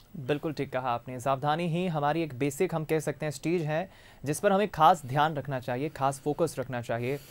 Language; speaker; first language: Hindi; native; Hindi